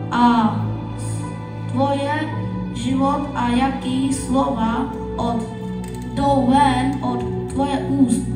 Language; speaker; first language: Czech; non-native, local second language; Slovak